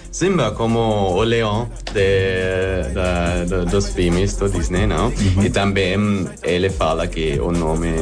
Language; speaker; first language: Portuguese; non-native, learner; German